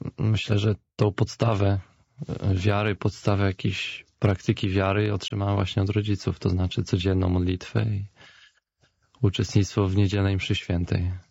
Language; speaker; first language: Polish; native; Polish